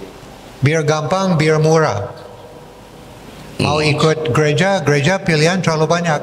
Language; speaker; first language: Indonesian; non-native, fluent; English